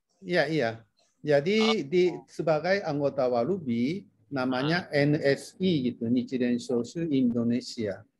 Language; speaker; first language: Indonesian; non-native, fluent; Japanese